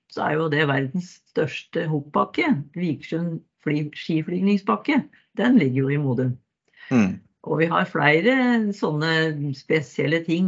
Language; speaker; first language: Norwegian; native; Norwegian